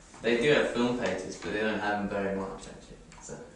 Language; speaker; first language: English; native; English